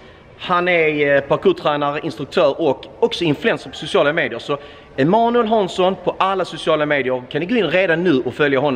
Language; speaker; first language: Swedish; native; Swedish